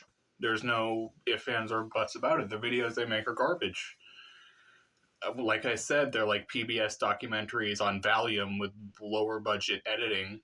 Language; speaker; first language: English; native; English